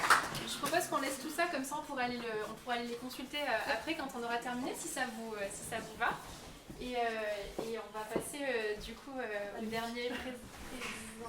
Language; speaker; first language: French; native; French